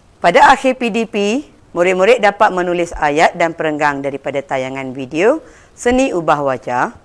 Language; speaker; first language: Malay; non-native, local second language; Tamil